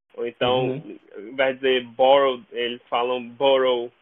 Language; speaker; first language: Portuguese; native; Portuguese